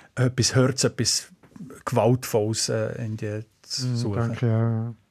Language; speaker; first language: Swiss German; native; Swiss German